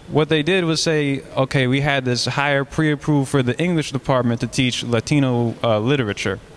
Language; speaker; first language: English; native; English